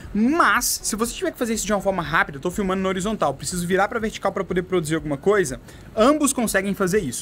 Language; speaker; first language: Portuguese; native; Portuguese